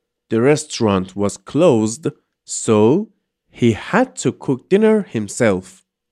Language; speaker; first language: English; non-native, fluent; Persian